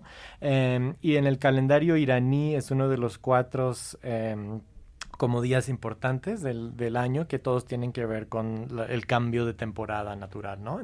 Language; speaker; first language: Spanish; non-native, fluent; English